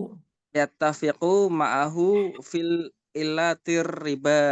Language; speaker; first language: Arabic; non-native, learner; Indonesian